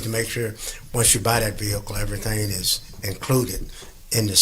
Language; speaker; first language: English; native; English